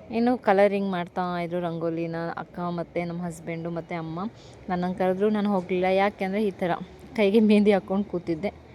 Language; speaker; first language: Kannada; non-native, local second language; Lambadi